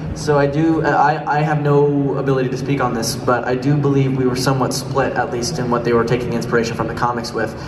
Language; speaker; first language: English; native; English